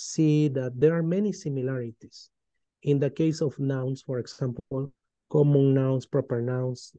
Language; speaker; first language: English; non-native, fluent; Spanish